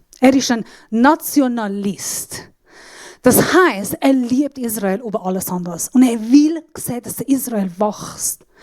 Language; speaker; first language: German; non-native, fluent; Assyrian Neo-Aramaic